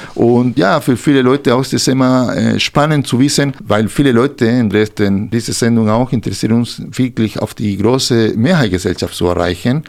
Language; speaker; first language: German; non-native, fluent; Spanish